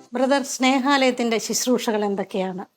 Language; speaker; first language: Malayalam; native; Malayalam